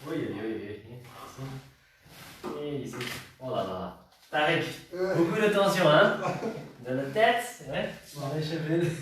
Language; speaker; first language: French; non-native, learner; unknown